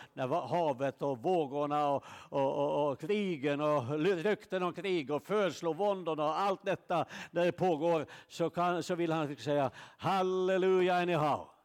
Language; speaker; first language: Swedish; native; Swedish